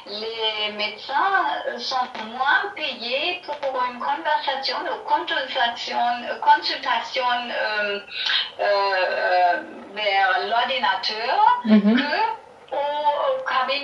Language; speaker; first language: French; non-native, learner; German